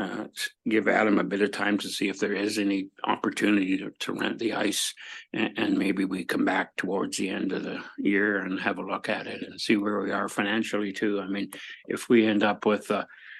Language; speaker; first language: English; native; English